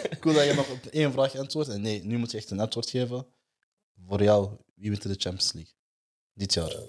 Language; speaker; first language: Dutch; early bilingual, other home language; French